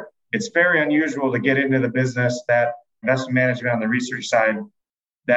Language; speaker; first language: English; native; English